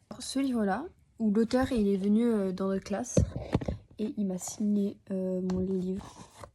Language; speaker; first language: French; native; French